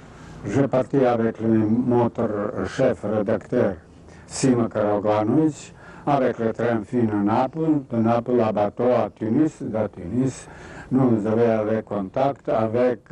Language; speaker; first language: French; non-native, fluent; Serbian